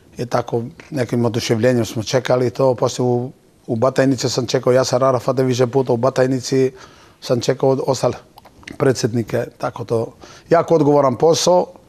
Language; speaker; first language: Bosnian; non-native, local second language; Turkish